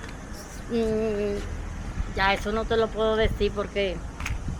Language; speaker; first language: Spanish; native; Spanish